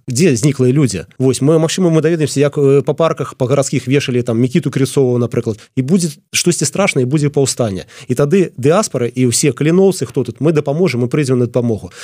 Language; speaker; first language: Belarusian; non-native, local second language; Russian